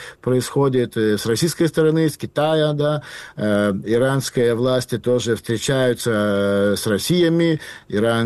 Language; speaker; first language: Russian; non-native, fluent; Lithuanian